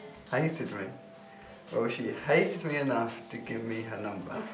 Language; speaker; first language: English; native; English